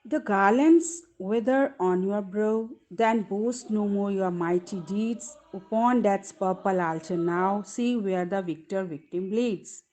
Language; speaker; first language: English; non-native, local second language; Punjabi